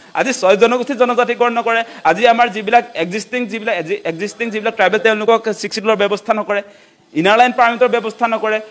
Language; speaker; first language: Assamese; native; Assamese